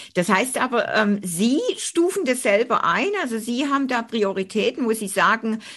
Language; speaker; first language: German; native; German